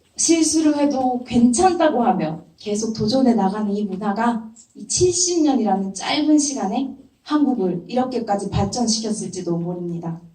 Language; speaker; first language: Korean; non-native, fluent; Japanese